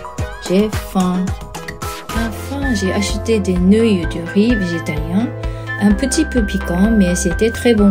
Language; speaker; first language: French; non-native, fluent; Japanese